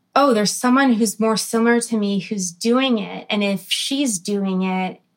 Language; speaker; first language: English; early bilingual, other home language; Arabic